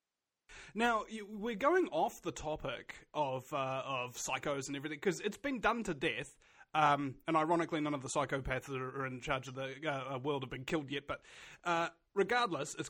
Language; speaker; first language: English; native; English